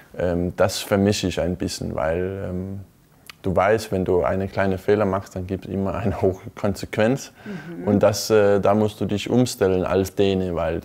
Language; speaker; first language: German; non-native, fluent; Danish